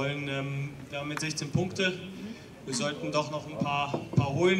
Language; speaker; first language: German; native; German